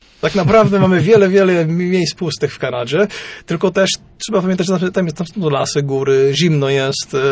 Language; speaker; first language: Polish; early bilingual, heritage; Polish